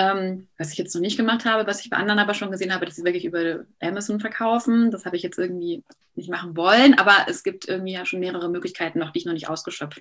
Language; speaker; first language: German; native; German